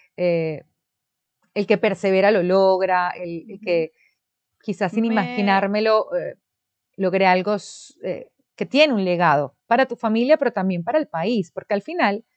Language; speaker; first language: Spanish; native; Spanish